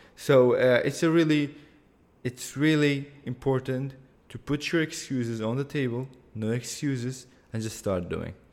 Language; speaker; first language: English; non-native, fluent; Kurdish